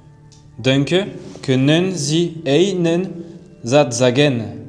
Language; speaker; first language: German; non-native, learner; French